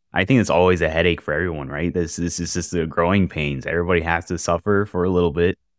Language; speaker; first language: English; native; English